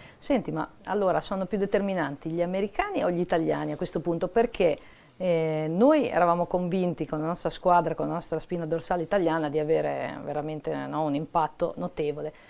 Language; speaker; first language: Italian; native; Italian